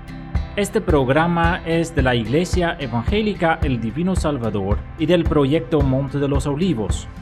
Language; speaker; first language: Spanish; native; Spanish